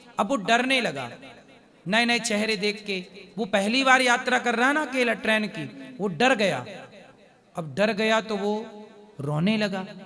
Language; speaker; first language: Hindi; native; Hindi